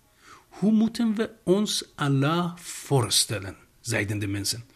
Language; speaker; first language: Dutch; non-native, fluent; Persian